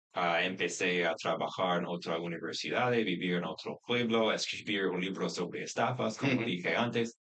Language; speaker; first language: Spanish; non-native, fluent; English